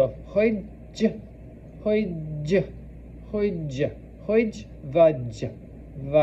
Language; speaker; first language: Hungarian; non-native, learner; English